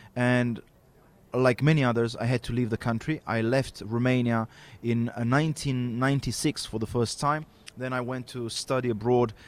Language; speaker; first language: English; non-native, fluent; Romanian